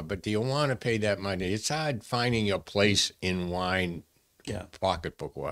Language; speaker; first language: English; native; English